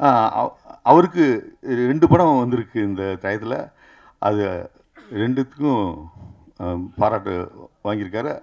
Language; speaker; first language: Tamil; native; Tamil